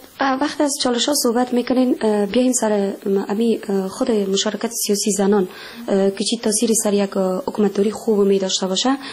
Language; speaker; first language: Persian; native; Persian